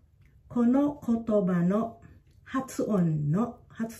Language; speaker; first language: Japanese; non-native, fluent; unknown